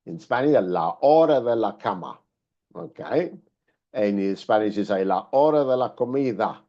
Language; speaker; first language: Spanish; non-native, fluent; English